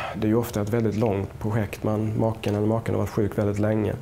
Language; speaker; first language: Swedish; native; Swedish